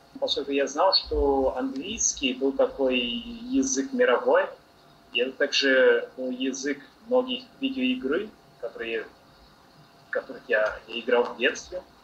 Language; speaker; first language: Russian; non-native, learner; Portuguese